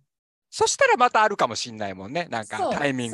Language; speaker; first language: Japanese; native; Japanese